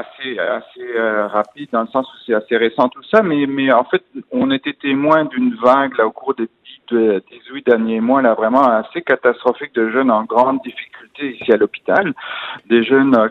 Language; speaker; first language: French; native; French